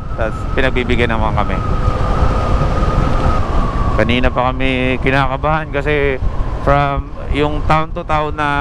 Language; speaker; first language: Filipino; native; Filipino